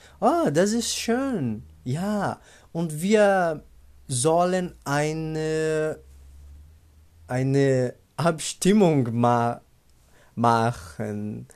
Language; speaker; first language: German; non-native, learner; Portuguese